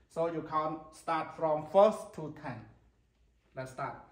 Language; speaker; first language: English; non-native, learner; Khmer